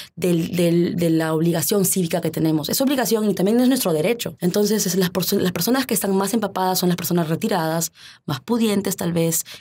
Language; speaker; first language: Spanish; early bilingual, heritage; Spanish